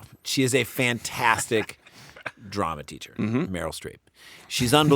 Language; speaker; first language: English; native; English